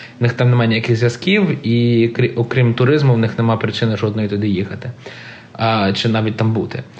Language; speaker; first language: Ukrainian; early bilingual, heritage; Ukrainian